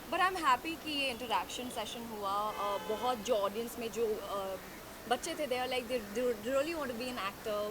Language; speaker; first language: Hindi; native; Hindi